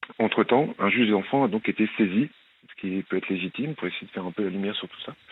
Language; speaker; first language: French; native; French